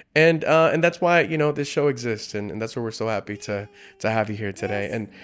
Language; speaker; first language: English; early bilingual, other home language; Spanish